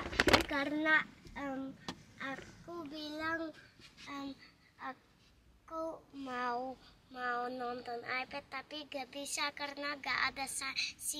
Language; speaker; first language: Indonesian; early bilingual, heritage; Indonesian